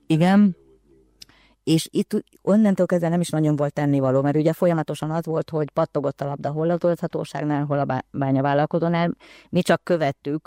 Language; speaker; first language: Hungarian; native; Hungarian